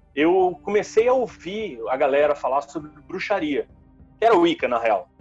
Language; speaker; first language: Portuguese; native; Portuguese